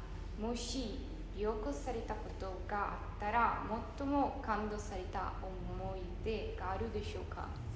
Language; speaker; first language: Japanese; non-native, learner; Italian